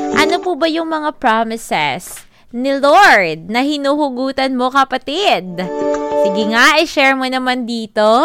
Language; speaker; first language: Filipino; non-native, local second language; Cebuano